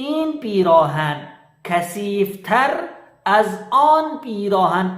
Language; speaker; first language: Persian; non-native, fluent; Urdu